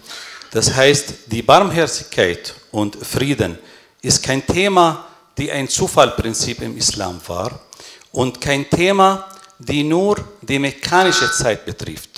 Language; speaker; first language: German; non-native, fluent; Arabic